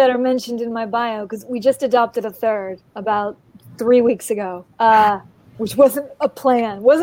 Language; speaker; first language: English; native; English